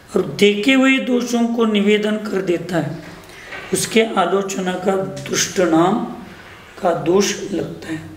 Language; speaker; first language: Hindi; non-native, local second language; Marathi